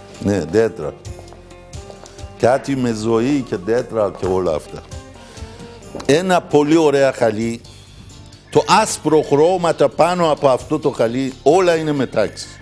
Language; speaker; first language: Greek; non-native, learner; Persian